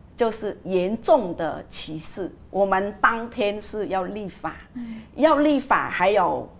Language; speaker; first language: Chinese; non-native, fluent; Vietnamese